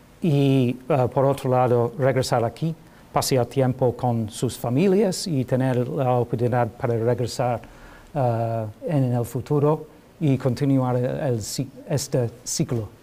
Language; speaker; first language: Spanish; non-native, learner; English